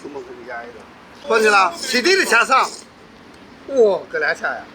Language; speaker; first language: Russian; non-native, learner; Chinese